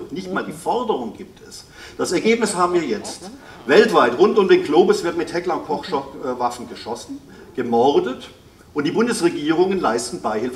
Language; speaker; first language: German; native; German